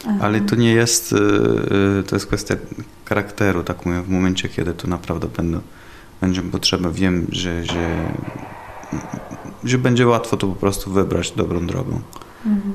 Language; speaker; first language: Polish; non-native, learner; Italian